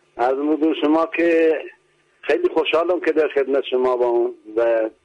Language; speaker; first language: Persian; non-native, local second language; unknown